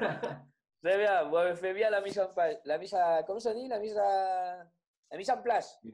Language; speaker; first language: French; non-native, learner; Spanish